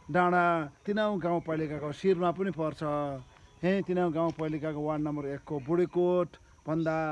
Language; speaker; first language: Nepali; native; Nepali